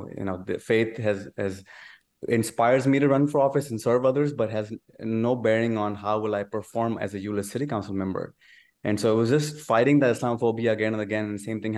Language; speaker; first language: English; non-native, local second language; Urdu